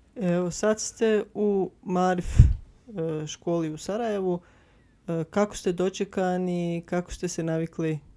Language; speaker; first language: Bosnian; native; Bosnian